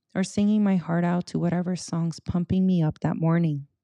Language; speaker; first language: English; early bilingual, other home language; Spanish